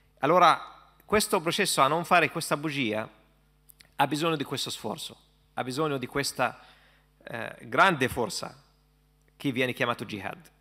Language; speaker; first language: Italian; non-native, fluent; Arabic